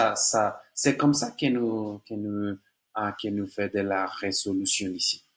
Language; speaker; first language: French; non-native, learner; Spanish